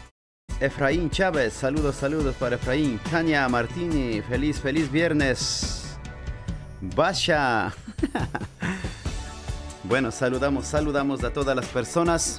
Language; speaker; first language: Spanish; native; Spanish